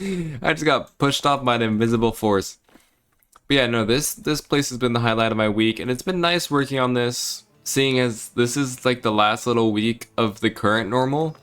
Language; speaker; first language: English; native; English